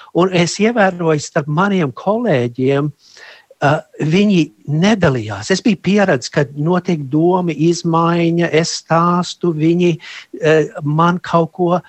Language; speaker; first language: Latvian; early bilingual, heritage; Latvian